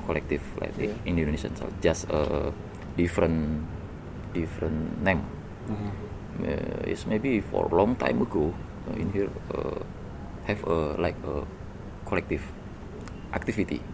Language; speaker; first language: English; non-native, learner; Indonesian